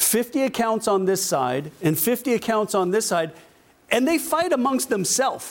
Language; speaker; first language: English; native; English